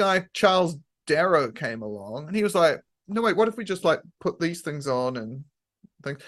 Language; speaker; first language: English; native; English